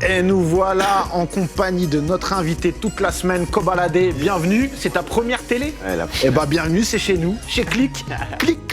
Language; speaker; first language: French; native; French